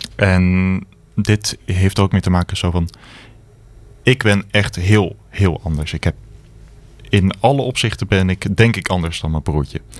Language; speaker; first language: Dutch; native; Dutch